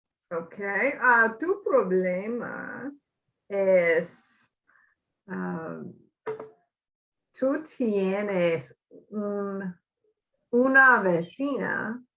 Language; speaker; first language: Spanish; non-native, learner; English